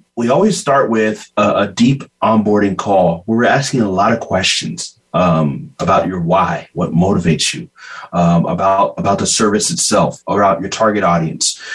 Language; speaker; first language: English; native; English